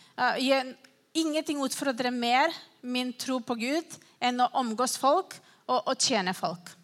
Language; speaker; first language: Norwegian; non-native, fluent; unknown